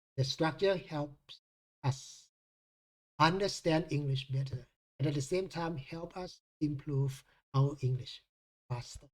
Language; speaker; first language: English; non-native, fluent; Thai